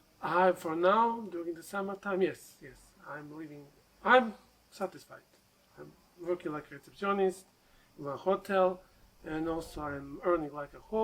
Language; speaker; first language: English; non-native, learner; Serbian